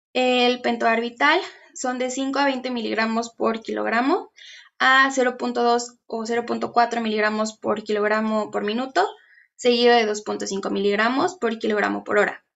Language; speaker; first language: Spanish; native; Spanish